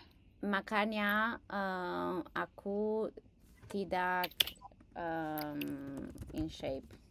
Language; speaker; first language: Indonesian; non-native, learner; English